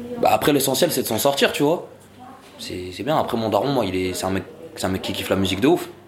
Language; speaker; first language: French; non-native, local second language; Arabic